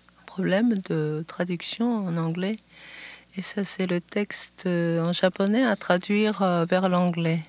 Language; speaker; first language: French; non-native, fluent; Japanese